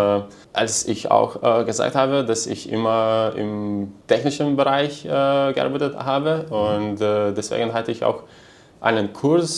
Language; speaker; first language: German; non-native, learner; Lithuanian